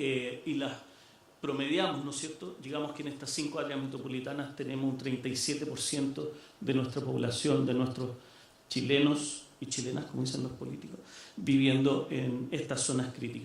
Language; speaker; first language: Spanish; native; Spanish